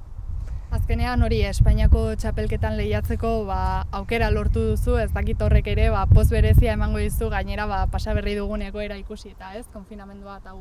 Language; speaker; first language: Basque; native; Basque